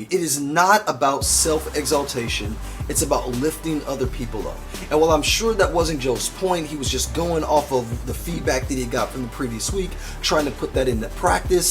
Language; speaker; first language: English; native; English